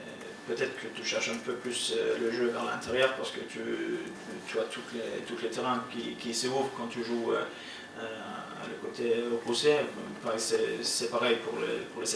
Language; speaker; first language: French; non-native, fluent; Norwegian